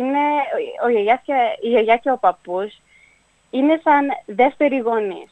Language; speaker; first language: Greek; early bilingual, heritage; Greek